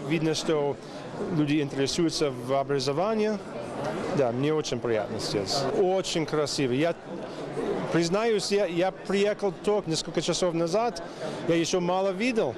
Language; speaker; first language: Russian; non-native, fluent; English